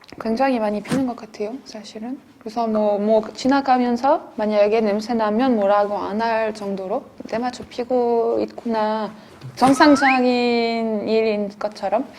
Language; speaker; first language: Korean; non-native, fluent; French